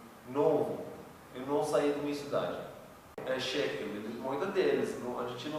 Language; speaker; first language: Portuguese; non-native, learner; Arabic